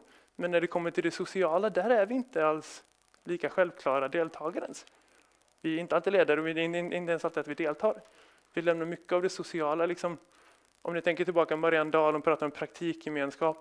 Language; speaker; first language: Swedish; native; Swedish